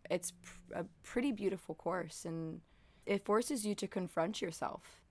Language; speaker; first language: English; native; English